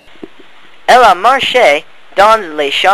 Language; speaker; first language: French; non-native, learner; English